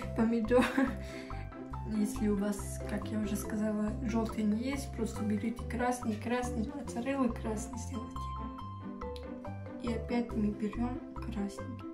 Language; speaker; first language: Russian; early bilingual, heritage; Russian